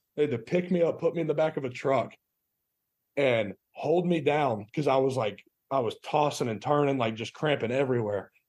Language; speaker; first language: English; native; English